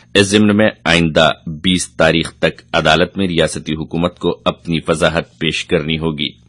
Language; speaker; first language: Urdu; native; Urdu